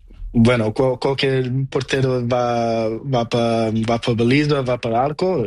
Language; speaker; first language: Spanish; non-native, learner; Portuguese